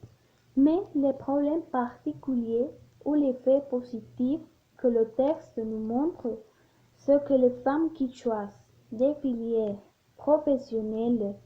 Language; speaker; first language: French; non-native, learner; Spanish